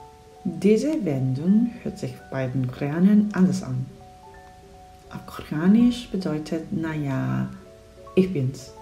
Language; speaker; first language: German; non-native, fluent; Korean